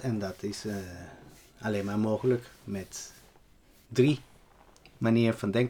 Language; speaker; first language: Dutch; non-native, fluent; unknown